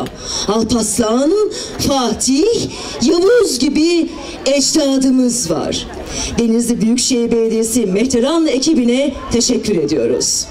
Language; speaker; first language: Turkish; native; Turkish